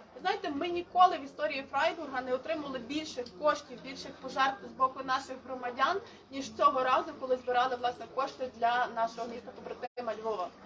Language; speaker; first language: Ukrainian; native; Ukrainian